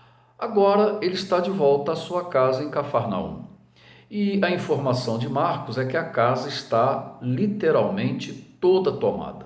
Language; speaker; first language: Portuguese; native; Portuguese